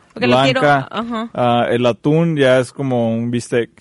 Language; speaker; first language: Spanish; native; Spanish